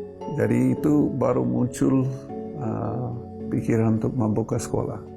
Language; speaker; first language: Indonesian; non-native, fluent; English